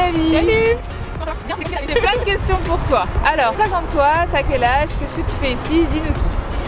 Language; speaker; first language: French; native; French